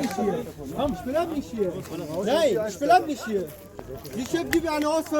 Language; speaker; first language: German; non-native, learner; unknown